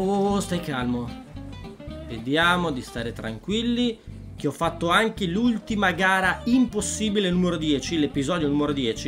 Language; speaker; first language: Italian; native; Italian